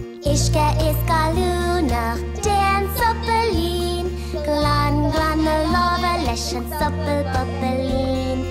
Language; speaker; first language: Irish; native; Irish